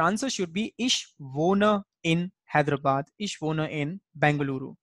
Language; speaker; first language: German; non-native, fluent; Hindi